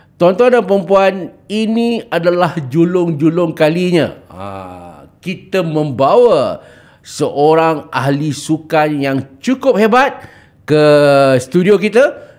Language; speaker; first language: Malay; native; Malay